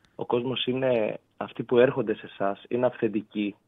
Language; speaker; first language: Greek; native; Greek